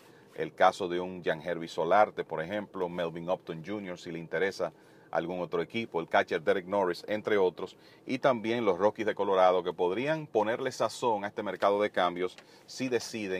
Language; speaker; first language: Spanish; native; Spanish